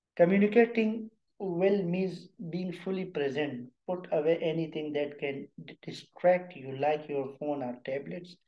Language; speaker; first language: English; non-native, local second language; Urdu